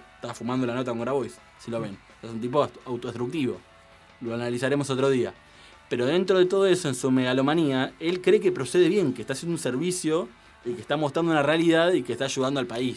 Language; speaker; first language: Spanish; native; Spanish